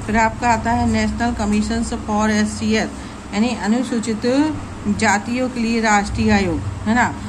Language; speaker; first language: Hindi; native; Hindi